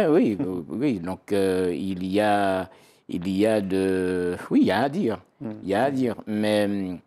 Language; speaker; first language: French; native; French